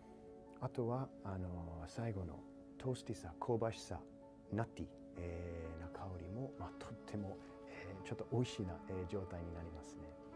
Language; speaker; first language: Japanese; non-native, fluent; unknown